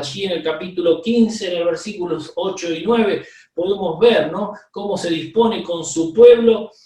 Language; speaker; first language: Spanish; native; Spanish